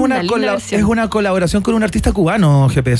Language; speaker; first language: Spanish; native; Spanish